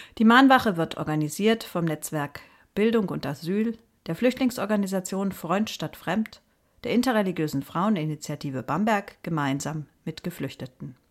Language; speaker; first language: German; native; German